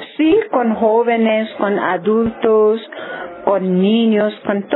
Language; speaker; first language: Spanish; non-native, learner; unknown